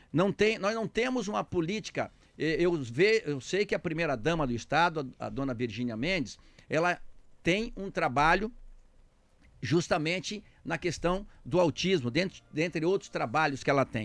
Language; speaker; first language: Portuguese; native; Portuguese